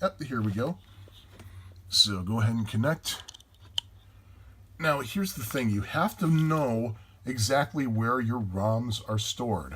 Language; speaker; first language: English; native; English